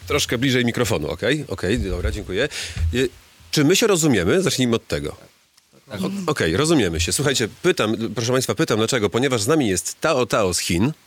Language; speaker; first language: Polish; native; Polish